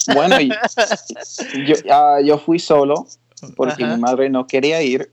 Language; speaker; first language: Spanish; early bilingual, heritage; Spanish